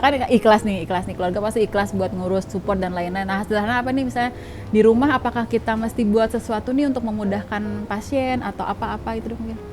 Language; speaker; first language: Indonesian; native; Indonesian